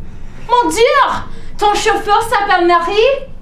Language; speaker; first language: French; non-native, learner; English